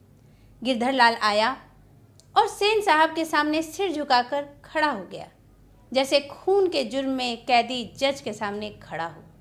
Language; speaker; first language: Hindi; native; Hindi